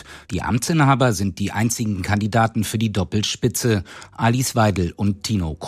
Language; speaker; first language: German; native; German